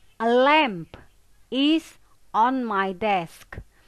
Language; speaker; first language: English; non-native, fluent; Indonesian